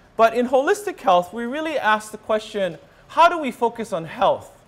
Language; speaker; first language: English; native; English